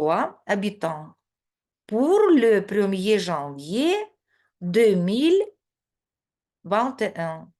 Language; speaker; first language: French; non-native, fluent; Russian